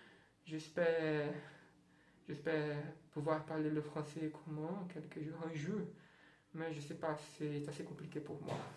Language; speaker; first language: French; non-native, learner; Portuguese